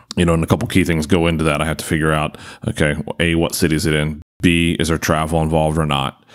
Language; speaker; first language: English; native; English